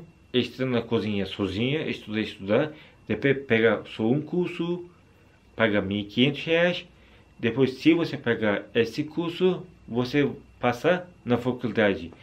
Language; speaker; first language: Portuguese; non-native, learner; Turkish